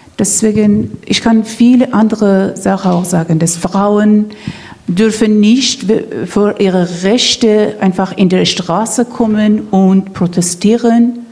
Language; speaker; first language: German; non-native, learner; Persian